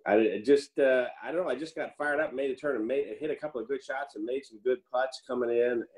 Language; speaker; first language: English; native; English